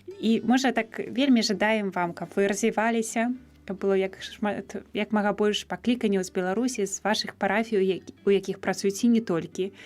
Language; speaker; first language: Belarusian; native; Belarusian